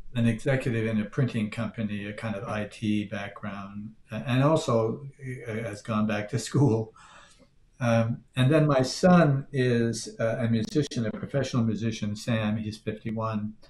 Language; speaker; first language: English; native; English